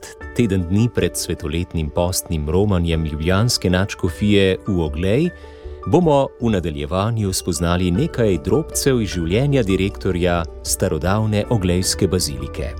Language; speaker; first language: Slovenian; native; Slovenian